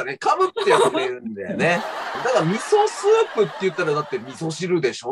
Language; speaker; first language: Japanese; native; Japanese